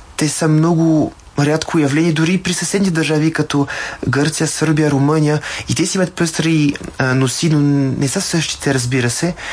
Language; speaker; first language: Bulgarian; non-native, fluent; French